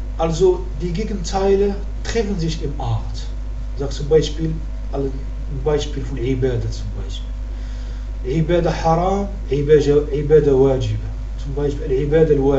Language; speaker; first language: German; non-native, learner; Arabic